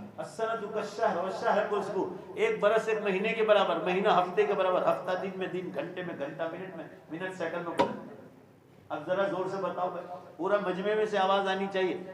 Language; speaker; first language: Urdu; non-native, local second language; Gujarati